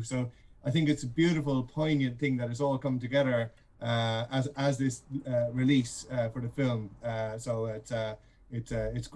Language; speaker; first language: English; native; English